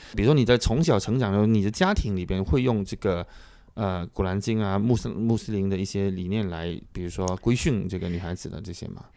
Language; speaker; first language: Chinese; native; Chinese